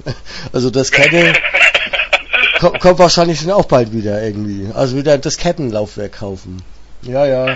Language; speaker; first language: German; native; German